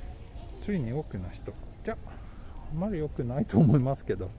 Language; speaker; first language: Japanese; non-native, learner; Swedish